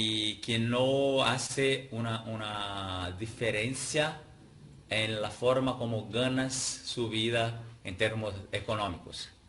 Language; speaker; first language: Spanish; non-native, fluent; Portuguese